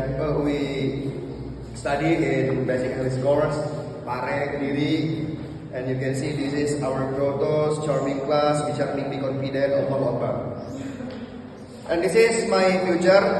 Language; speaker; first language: English; non-native, learner; Indonesian